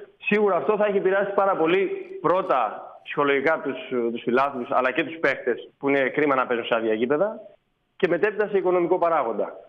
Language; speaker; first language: Greek; native; Greek